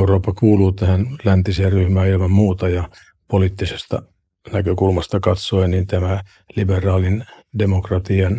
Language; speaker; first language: Finnish; native; Finnish